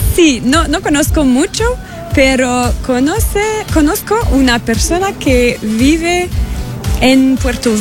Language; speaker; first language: Spanish; non-native, learner; French